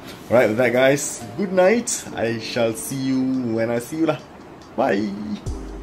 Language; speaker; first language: English; non-native, local second language; Malay